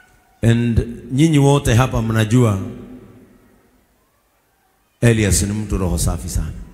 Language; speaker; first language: Swahili; non-native, local second language; Kikuyu